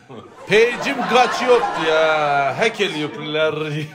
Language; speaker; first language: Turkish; non-native, learner; Azerbaijani